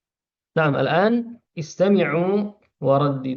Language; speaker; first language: Arabic; non-native, fluent; Indonesian